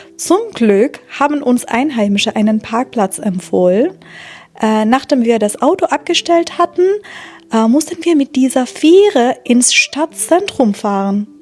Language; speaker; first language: German; non-native, fluent; Persian